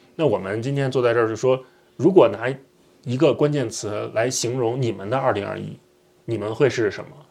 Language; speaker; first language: Chinese; native; Chinese